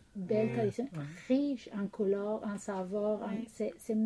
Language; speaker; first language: French; non-native, fluent; Spanish